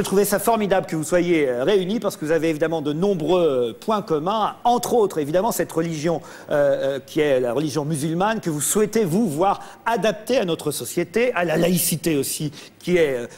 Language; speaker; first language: French; native; French